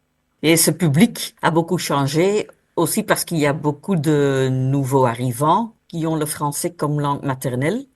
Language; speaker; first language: French; non-native, local second language; Dutch